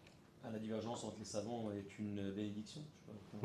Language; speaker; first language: French; native; French